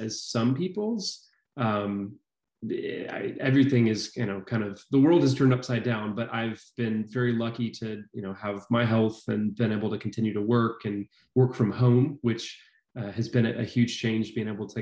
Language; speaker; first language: English; native; English